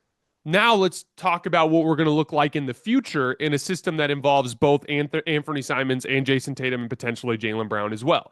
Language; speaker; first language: English; native; English